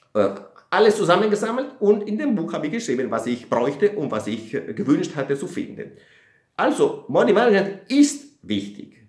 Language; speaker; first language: German; non-native, fluent; Italian